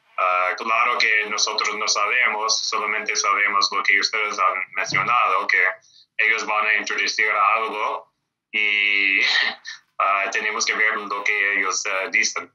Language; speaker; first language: Spanish; non-native, fluent; English